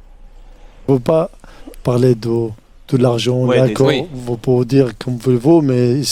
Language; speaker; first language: French; non-native, fluent; Arabic